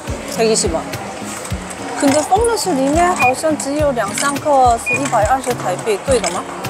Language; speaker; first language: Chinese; non-native, fluent; Korean